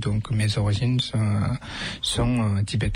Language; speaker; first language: French; non-native, fluent; Tibetan